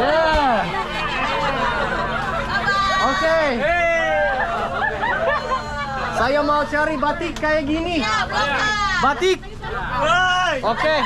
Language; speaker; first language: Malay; non-native, learner; English